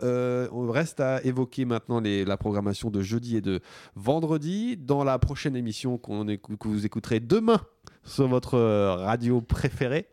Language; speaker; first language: French; native; French